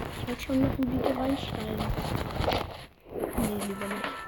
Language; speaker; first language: German; early bilingual, other home language; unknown